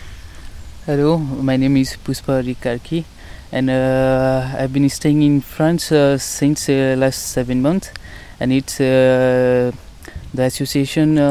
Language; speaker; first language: English; non-native, fluent; Nepali